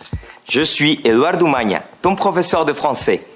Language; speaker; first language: French; non-native, fluent; Spanish